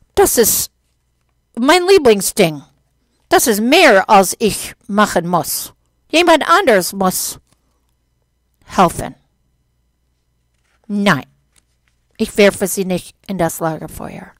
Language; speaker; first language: German; non-native, fluent; English